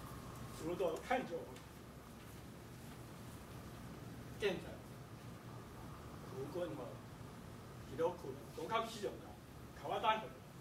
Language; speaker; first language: Japanese; non-native, fluent; Chinese